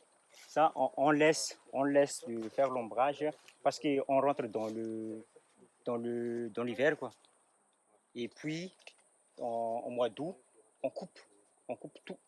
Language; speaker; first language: French; non-native, local second language; Malagasy